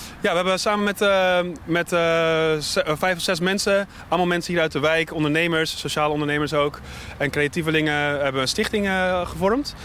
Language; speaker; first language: Dutch; native; Dutch